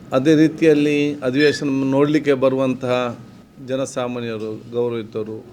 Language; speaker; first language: Kannada; non-native, local second language; Badaga